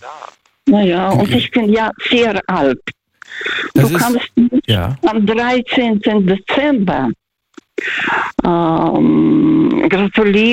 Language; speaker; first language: German; non-native, fluent; Russian